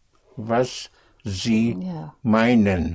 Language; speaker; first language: German; non-native, fluent; English